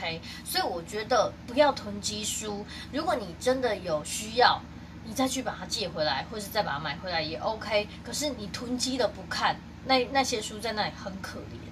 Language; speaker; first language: Chinese; native; Chinese